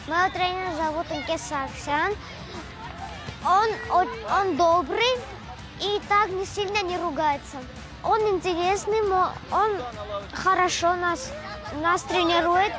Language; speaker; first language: Russian; non-native, learner; Armenian